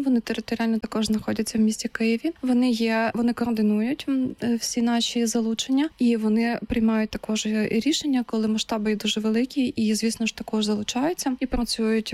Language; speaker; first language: Ukrainian; native; Ukrainian